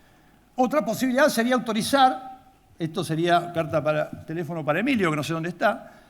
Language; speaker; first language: Spanish; native; Spanish